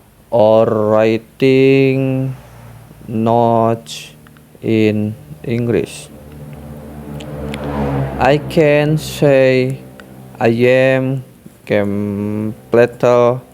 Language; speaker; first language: English; non-native, learner; Indonesian